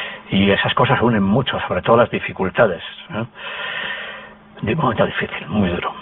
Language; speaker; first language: Spanish; native; Spanish